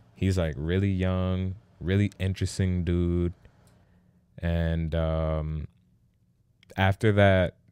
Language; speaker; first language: English; native; English